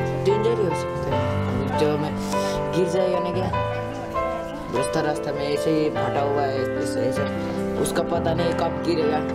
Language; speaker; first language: Hindi; non-native, local second language; Nepali